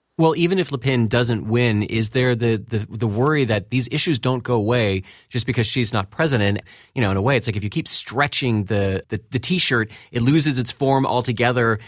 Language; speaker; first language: English; native; English